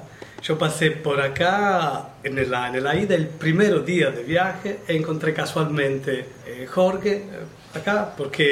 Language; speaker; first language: Spanish; non-native, learner; Italian